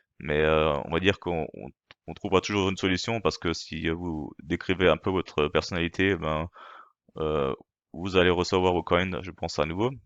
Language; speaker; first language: French; non-native, fluent; German